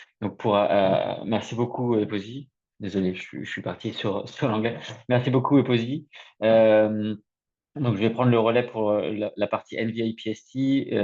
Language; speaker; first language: French; native; French